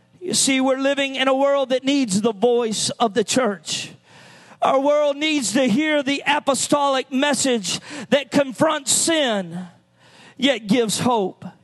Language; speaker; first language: English; native; English